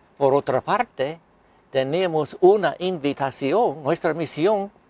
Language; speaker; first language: Spanish; non-native, fluent; English